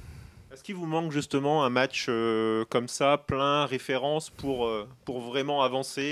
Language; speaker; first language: French; native; French